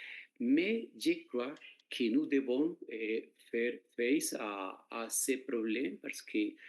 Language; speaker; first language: French; non-native, fluent; Spanish